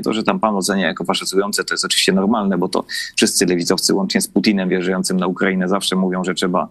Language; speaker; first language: Polish; native; Polish